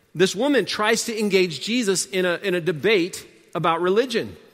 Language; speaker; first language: English; native; English